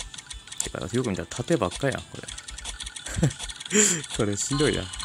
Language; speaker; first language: Japanese; native; Japanese